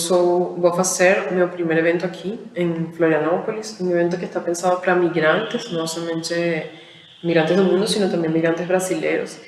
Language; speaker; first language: Portuguese; non-native, fluent; Spanish